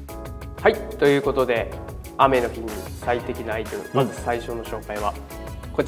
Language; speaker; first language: Japanese; native; Japanese